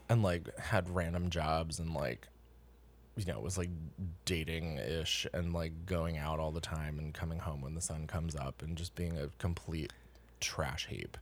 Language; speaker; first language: English; native; English